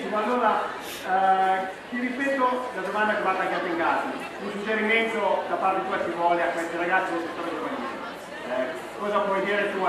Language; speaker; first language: Italian; native; Italian